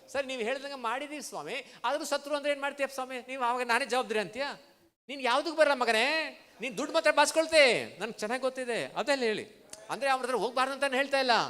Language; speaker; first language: Kannada; non-native, local second language; Tamil